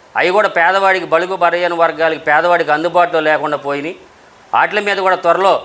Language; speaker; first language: Telugu; native; Telugu